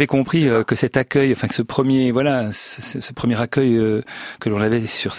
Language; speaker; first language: French; native; French